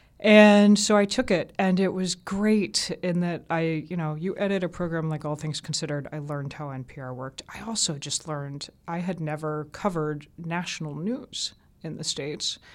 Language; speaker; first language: English; native; English